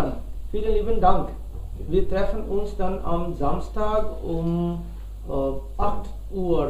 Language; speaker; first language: German; non-native, fluent; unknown